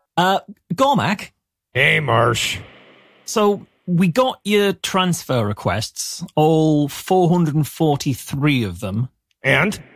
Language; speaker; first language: English; native; English